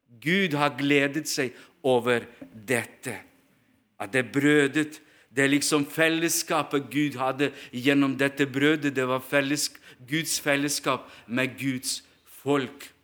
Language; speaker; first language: Norwegian; non-native, fluent; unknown